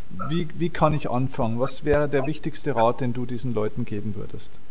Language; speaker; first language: German; native; German